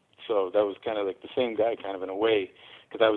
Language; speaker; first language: English; native; English